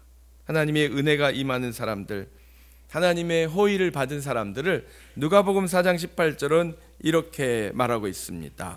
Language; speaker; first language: Korean; native; Korean